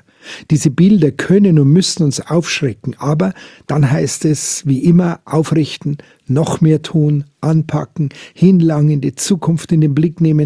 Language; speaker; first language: German; native; German